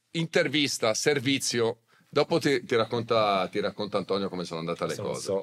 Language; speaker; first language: Italian; native; Italian